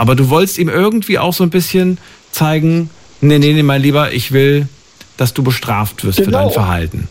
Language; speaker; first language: German; native; German